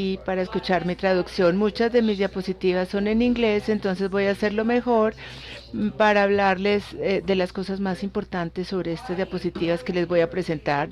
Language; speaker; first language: Spanish; non-native, fluent; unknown